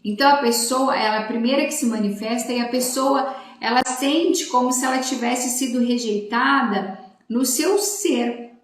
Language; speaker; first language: Portuguese; native; Portuguese